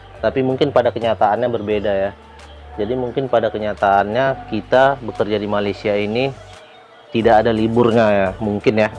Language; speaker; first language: Indonesian; native; Indonesian